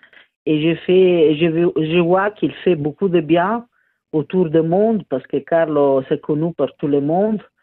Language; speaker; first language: French; non-native, fluent; Italian